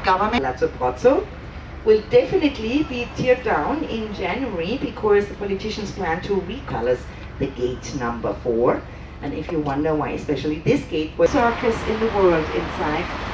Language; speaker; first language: English; non-native, fluent; German